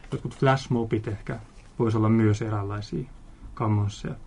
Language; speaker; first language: Finnish; native; Finnish